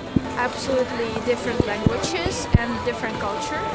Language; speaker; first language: English; non-native, fluent; Estonian